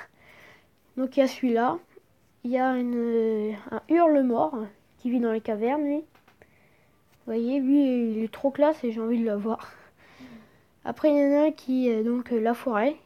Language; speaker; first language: French; native; French